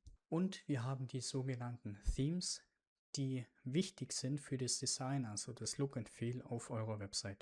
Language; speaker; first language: German; native; German